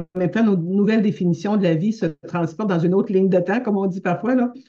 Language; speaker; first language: French; native; French